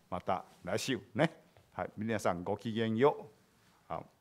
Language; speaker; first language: Japanese; non-native, fluent; Chinese